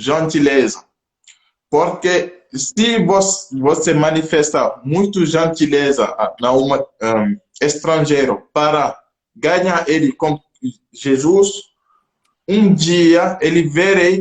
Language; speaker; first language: Portuguese; non-native, local second language; French